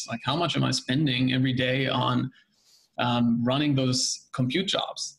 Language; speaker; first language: English; non-native, fluent; German